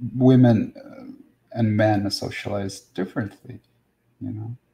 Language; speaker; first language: English; non-native, fluent; Russian